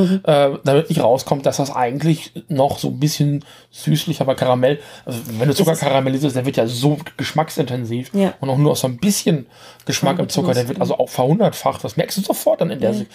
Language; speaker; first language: German; native; German